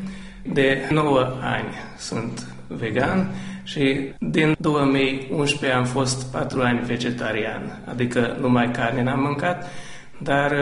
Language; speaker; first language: Romanian; non-native, local second language; Hungarian